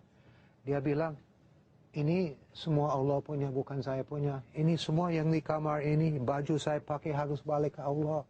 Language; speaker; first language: Indonesian; non-native, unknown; English